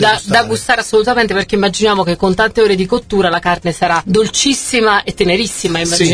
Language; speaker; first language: Italian; native; Italian